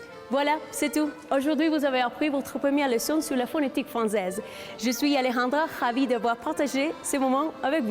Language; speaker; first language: French; non-native, fluent; Spanish